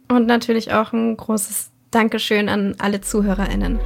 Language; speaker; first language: German; native; German